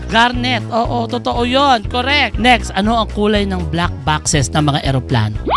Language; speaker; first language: Filipino; native; Filipino